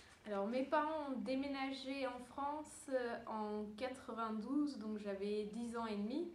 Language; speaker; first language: French; early bilingual, other home language; Dutch